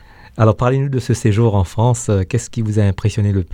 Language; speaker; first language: French; non-native, learner; Chinese